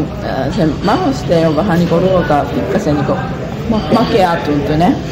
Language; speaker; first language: Finnish; non-native, fluent; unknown